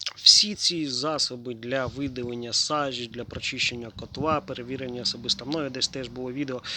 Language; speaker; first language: Ukrainian; native; Ukrainian